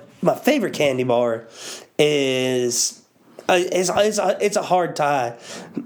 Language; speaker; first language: English; native; English